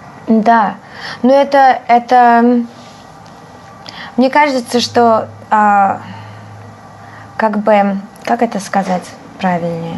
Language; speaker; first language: Russian; early bilingual, other home language; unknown